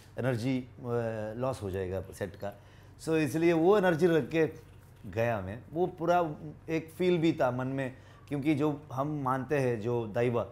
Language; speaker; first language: Hindi; non-native, local second language; Kannada